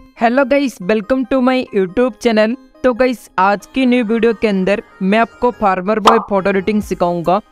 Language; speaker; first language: Hindi; non-native, local second language; Odia